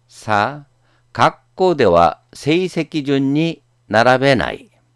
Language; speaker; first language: Japanese; non-native, fluent; Korean